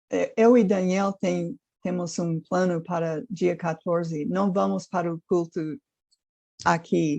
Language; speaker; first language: Portuguese; non-native, fluent; English